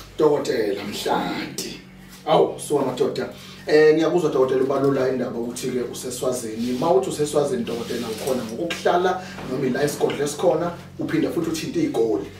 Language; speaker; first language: Zulu; native; Zulu